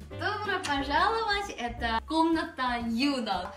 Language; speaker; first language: Russian; non-native, learner; Korean